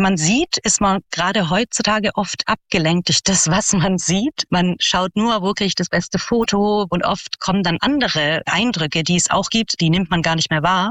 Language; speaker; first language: German; native; German